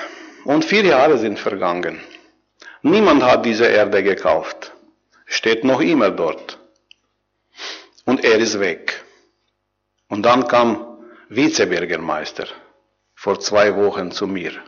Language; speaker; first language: German; non-native, learner; Croatian